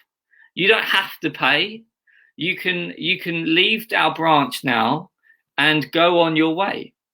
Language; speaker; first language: English; native; English